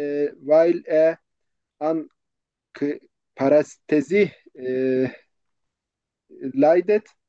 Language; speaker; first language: German; non-native, fluent; Turkish